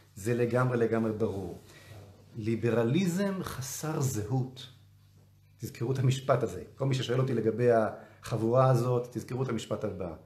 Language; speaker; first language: Hebrew; native; Hebrew